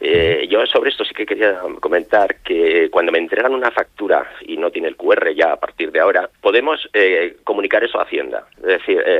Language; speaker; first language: Spanish; native; Spanish